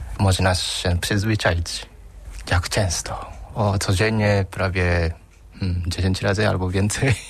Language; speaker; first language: Polish; non-native, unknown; Japanese